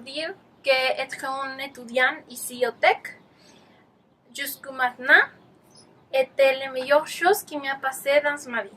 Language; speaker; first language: French; non-native, learner; Spanish